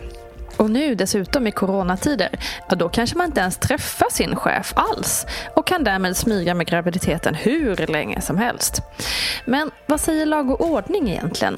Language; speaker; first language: Swedish; native; Swedish